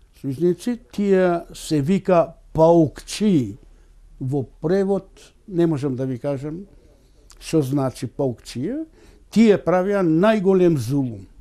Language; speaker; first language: Macedonian; native; Macedonian